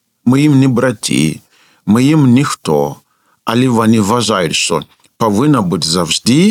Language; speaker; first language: Ukrainian; non-native, fluent; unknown